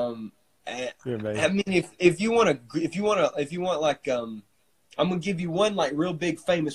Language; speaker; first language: English; native; English